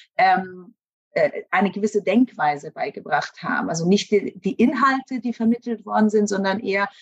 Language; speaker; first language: German; native; German